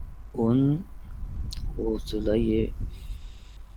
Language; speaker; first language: Persian; non-native, learner; Urdu